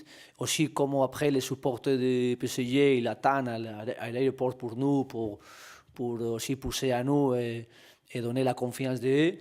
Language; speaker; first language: French; non-native, learner; Spanish